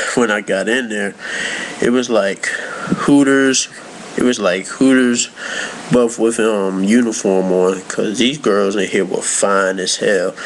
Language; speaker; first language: English; native; English